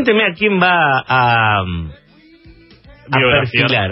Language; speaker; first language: Spanish; native; Spanish